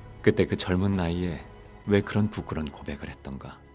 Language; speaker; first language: Korean; native; Korean